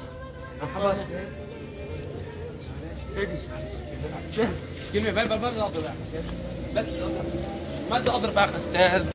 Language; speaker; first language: Arabic; native; Arabic